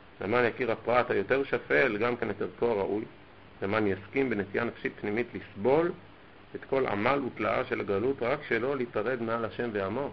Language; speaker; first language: Hebrew; native; Hebrew